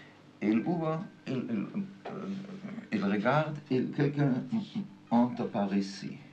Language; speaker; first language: French; non-native, fluent; German